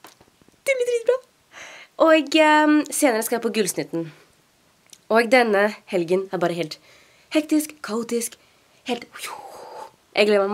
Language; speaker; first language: Norwegian; native; Norwegian